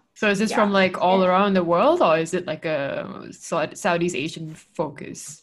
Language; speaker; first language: English; non-native, local second language; Malay